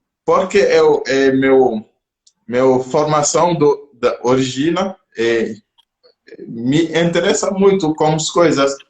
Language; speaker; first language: Portuguese; non-native, local second language; French